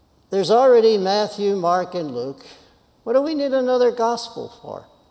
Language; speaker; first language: English; native; English